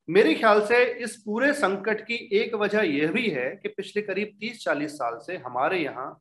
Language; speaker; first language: Hindi; native; Hindi